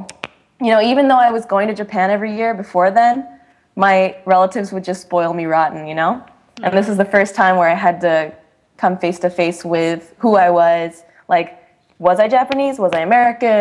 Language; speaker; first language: English; native; English